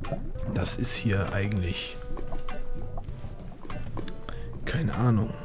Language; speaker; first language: German; native; German